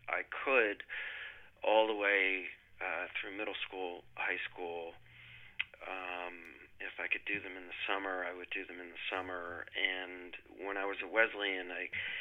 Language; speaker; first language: English; native; English